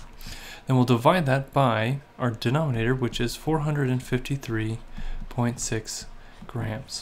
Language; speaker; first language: English; native; English